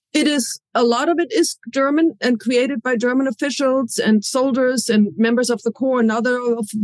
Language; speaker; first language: English; non-native, fluent; German